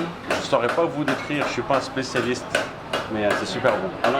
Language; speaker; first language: French; native; French